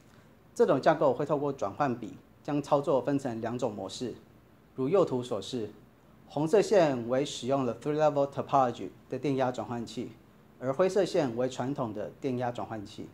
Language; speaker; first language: Chinese; native; Chinese